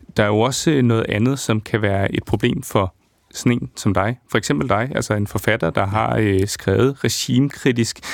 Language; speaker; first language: Danish; native; Danish